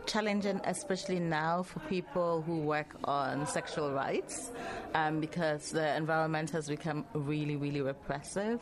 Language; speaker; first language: English; non-native, local second language; Akan